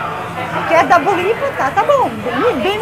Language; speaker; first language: Portuguese; non-native, fluent; Russian